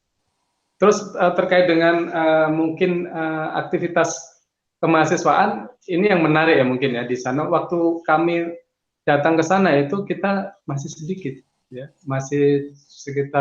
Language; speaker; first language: Indonesian; native; Indonesian